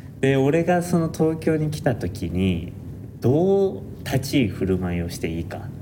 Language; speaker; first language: Japanese; native; Japanese